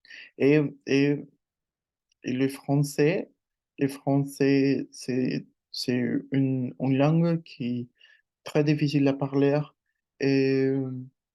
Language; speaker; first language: French; non-native, learner; Spanish